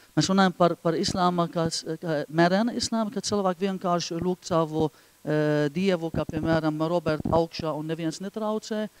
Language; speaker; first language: Latvian; non-native, fluent; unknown